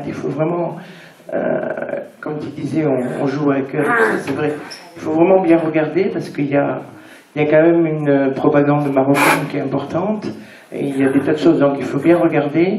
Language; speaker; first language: French; native; French